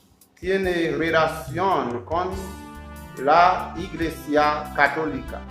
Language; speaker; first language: Spanish; non-native, learner; Haitian Creole